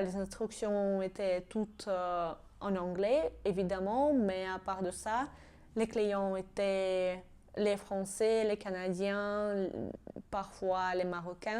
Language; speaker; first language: French; non-native, fluent; Georgian